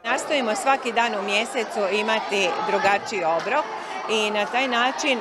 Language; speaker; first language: Croatian; native; Croatian